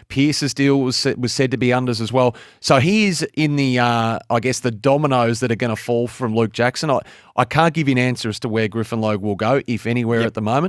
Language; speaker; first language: English; native; English